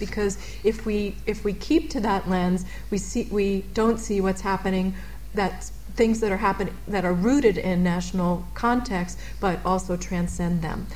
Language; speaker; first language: English; native; English